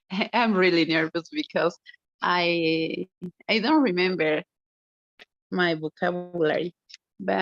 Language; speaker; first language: English; non-native, learner; Spanish